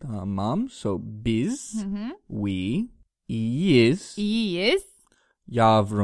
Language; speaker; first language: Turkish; non-native, learner; English